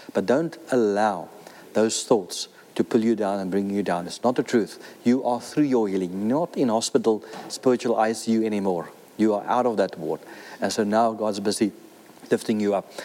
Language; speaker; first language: English; non-native, local second language; Afrikaans